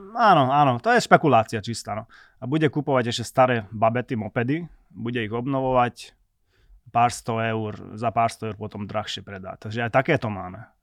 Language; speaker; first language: Slovak; non-native, local second language; Hungarian